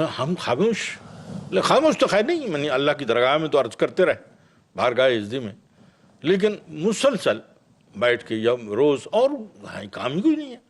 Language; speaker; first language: Urdu; non-native, local second language; Punjabi